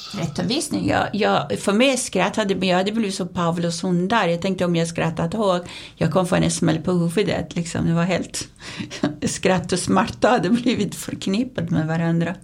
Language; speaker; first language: Swedish; non-native, fluent; Persian